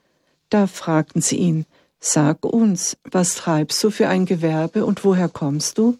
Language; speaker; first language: German; native; German